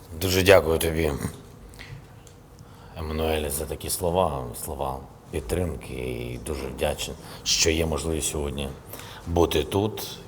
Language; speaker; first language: Ukrainian; non-native, local second language; Russian